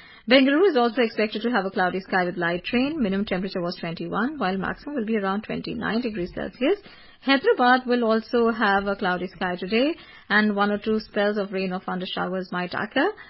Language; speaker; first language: English; non-native, local second language; Urdu